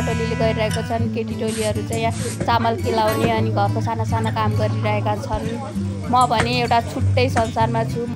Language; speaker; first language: Nepali; native; Nepali